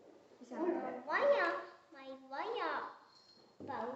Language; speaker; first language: Estonian; early bilingual, heritage; Estonian